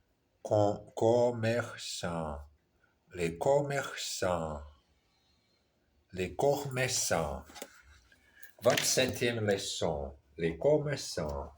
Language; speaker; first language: French; non-native, learner; Portuguese